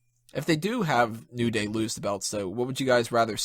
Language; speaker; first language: English; native; English